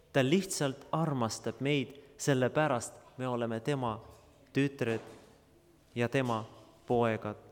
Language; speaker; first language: Estonian; non-native, local second language; Russian